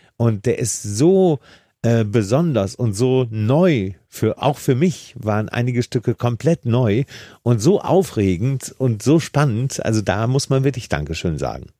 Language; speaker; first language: German; native; German